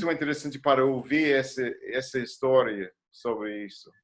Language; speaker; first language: Portuguese; non-native, learner; English